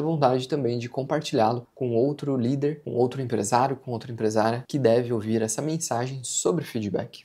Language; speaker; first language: Portuguese; native; Portuguese